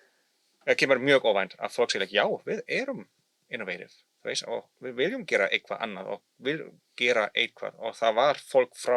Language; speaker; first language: Icelandic; non-native, learner; German